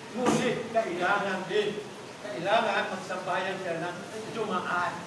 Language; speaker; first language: Filipino; non-native, local second language; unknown